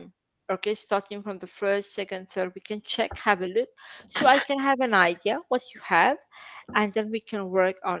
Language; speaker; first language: English; non-native, fluent; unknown